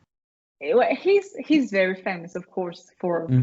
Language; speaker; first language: English; non-native, fluent; French